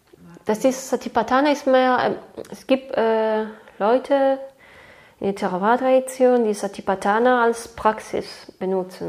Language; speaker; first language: German; non-native, fluent; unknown